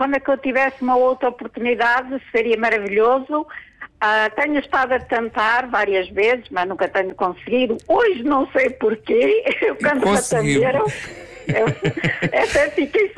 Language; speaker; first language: Portuguese; native; Portuguese